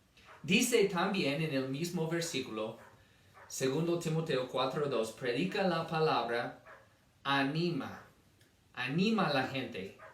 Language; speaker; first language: Spanish; non-native, fluent; English